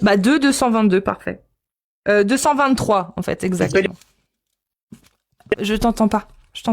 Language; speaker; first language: French; native; French